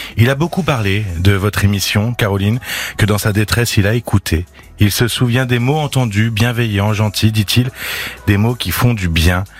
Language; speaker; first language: French; native; French